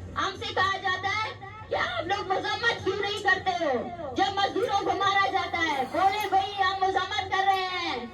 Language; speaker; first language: Urdu; non-native, local second language; Baluchi